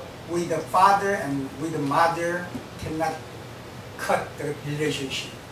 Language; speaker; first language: English; non-native, learner; Korean